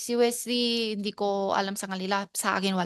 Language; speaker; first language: Filipino; non-native, learner; Chinese